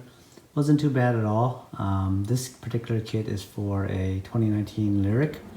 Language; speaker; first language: English; native; English